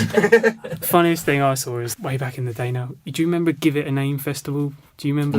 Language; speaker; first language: English; native; English